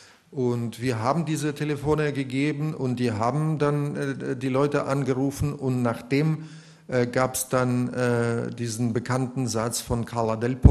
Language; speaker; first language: German; non-native, fluent; Russian